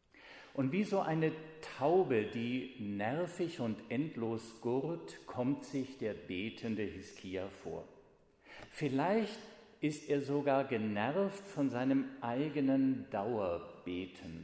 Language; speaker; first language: German; native; German